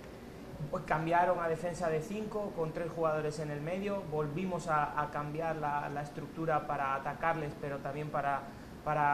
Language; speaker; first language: Spanish; native; Spanish